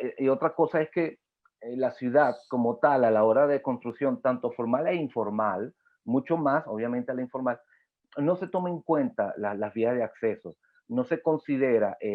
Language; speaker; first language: Spanish; native; Spanish